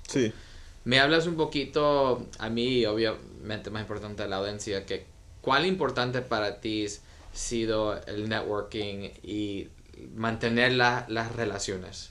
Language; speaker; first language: Spanish; early bilingual, heritage; Spanish